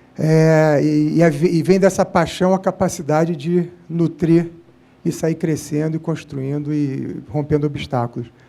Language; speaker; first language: Portuguese; native; Portuguese